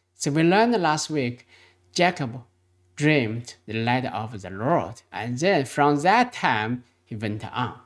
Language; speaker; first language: English; non-native, fluent; Chinese